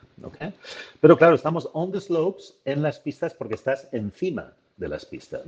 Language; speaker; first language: Spanish; native; Spanish